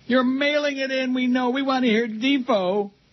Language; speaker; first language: English; native; English